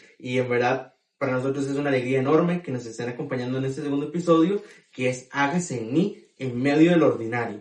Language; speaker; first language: Spanish; native; Spanish